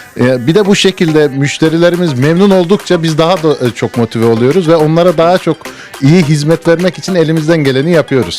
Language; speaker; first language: Turkish; early bilingual, other home language; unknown